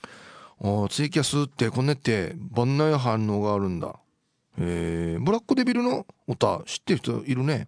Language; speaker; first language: Japanese; native; Japanese